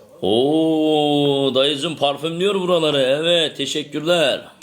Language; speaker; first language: Turkish; native; Turkish